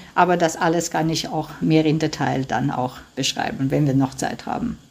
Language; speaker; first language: German; non-native, fluent; Romanian